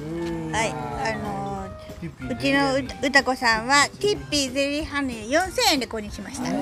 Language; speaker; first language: Japanese; native; Japanese